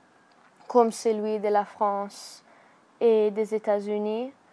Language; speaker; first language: French; non-native, learner; Italian